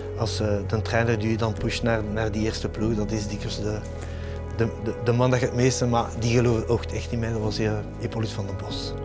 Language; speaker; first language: Dutch; native; Dutch